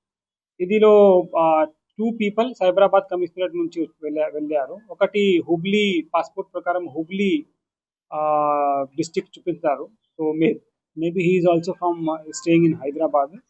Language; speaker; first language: Telugu; non-native, local second language; Urdu